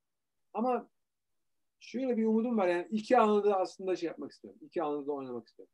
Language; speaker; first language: Turkish; early bilingual, heritage; Turkish